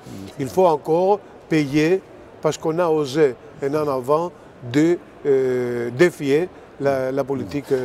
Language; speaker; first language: French; non-native, fluent; Greek